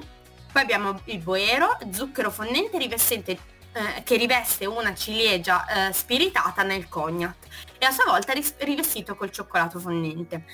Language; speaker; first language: Italian; native; Italian